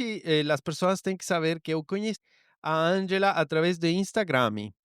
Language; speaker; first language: Portuguese; non-native, learner; Spanish